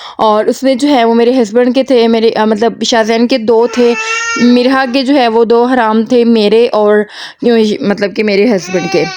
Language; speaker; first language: Urdu; non-native, local second language; Punjabi